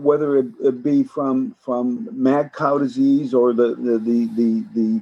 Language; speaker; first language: English; native; English